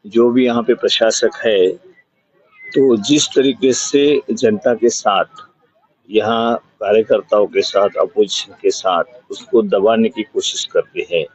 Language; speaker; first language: Hindi; non-native, local second language; Marathi